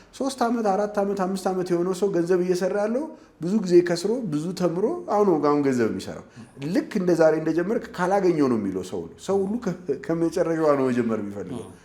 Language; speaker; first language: Amharic; native; Amharic